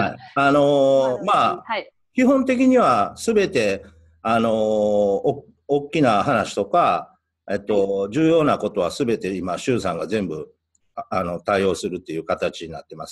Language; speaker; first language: Japanese; native; Japanese